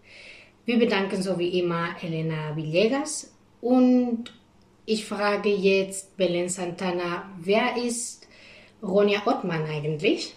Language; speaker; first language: German; non-native, fluent; Spanish